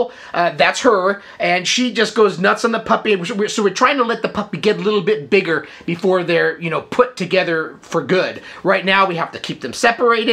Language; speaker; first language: English; native; English